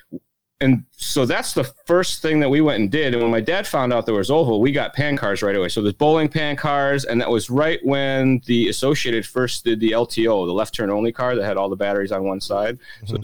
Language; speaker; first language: English; native; English